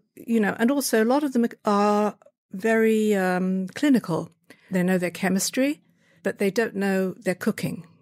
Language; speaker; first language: English; native; English